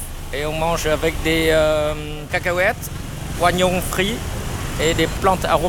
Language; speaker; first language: French; non-native, fluent; Vietnamese